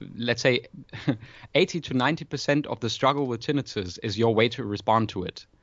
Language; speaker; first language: English; non-native, fluent; German